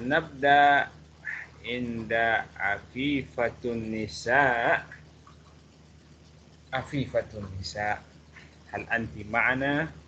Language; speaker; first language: Arabic; non-native, fluent; Malay